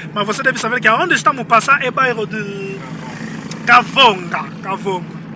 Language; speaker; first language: Portuguese; non-native, learner; Lingala